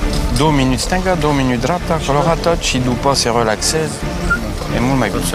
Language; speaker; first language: Romanian; non-native, fluent; French